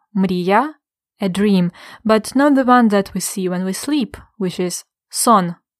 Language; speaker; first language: English; non-native, fluent; Ukrainian